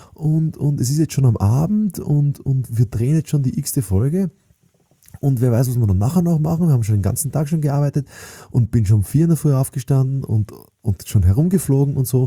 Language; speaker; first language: German; native; German